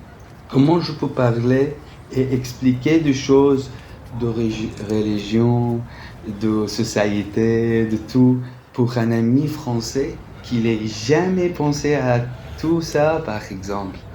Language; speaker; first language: French; non-native, fluent; Arabic